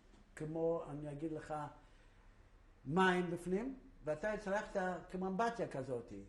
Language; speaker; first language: Hebrew; non-native, fluent; Polish